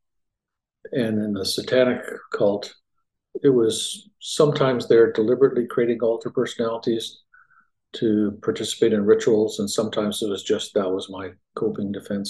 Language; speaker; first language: English; native; English